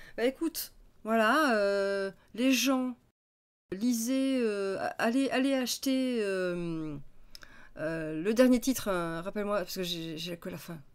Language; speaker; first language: French; native; French